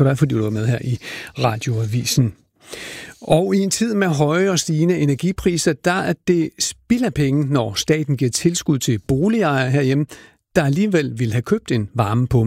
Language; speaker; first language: Danish; native; Danish